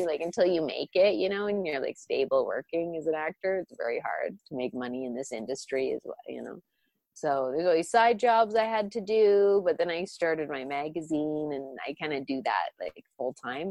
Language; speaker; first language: English; native; English